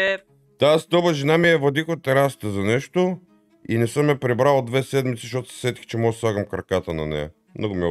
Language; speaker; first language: Bulgarian; native; Bulgarian